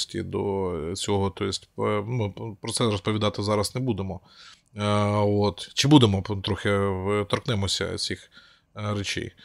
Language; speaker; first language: Ukrainian; non-native, local second language; Russian